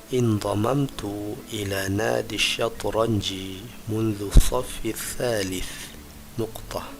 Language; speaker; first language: Arabic; non-native, fluent; Malay